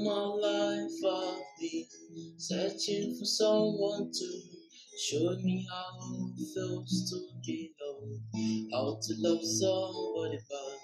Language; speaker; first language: English; non-native, local second language; Igbo